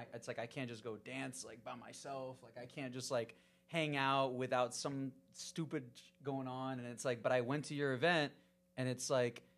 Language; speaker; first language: English; early bilingual, other home language; Spanish